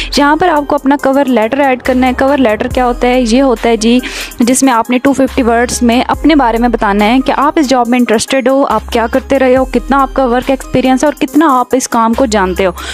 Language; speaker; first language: Urdu; non-native, local second language; Punjabi